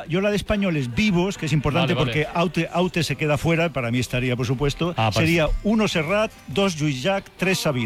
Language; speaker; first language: Spanish; native; Spanish